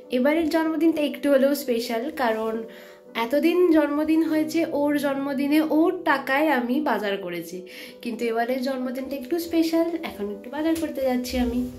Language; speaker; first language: Bangla; native; Bangla